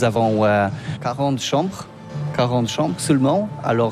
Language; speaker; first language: French; non-native, learner; Polish